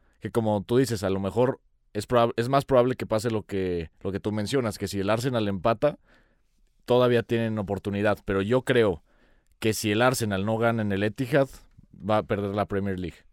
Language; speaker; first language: Spanish; native; Spanish